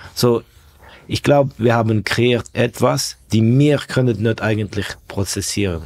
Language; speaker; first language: German; non-native, fluent; Estonian